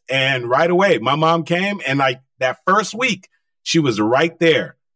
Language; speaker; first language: English; early bilingual, other home language; Haitian Creole